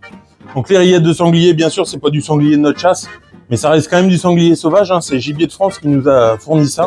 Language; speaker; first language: French; native; French